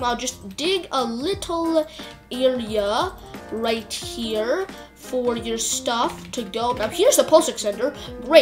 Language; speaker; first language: English; native; English